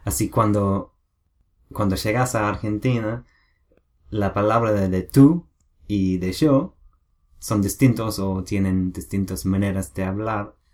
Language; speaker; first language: Spanish; non-native, learner; English